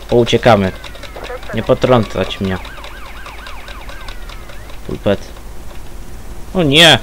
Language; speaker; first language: Polish; native; Polish